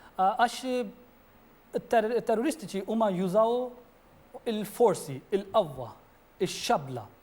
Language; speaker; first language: Maltese; non-native, fluent; Urdu